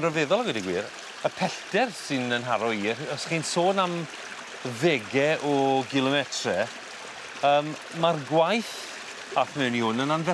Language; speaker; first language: Welsh; native; Welsh